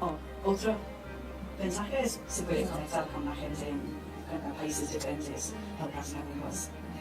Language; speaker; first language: Spanish; non-native, learner; Japanese